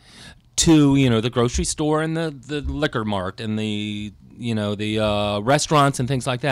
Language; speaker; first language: English; native; English